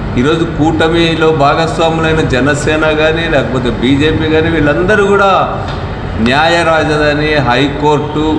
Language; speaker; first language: Telugu; native; Telugu